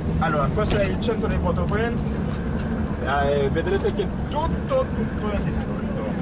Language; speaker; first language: Italian; non-native, fluent; Haitian Creole